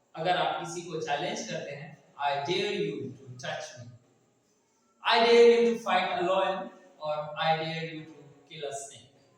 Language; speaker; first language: Hindi; native; Hindi